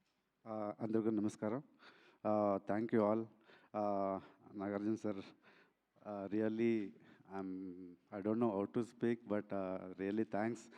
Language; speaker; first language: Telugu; non-native, learner; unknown